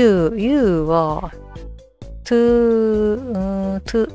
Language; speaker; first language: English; non-native, learner; Japanese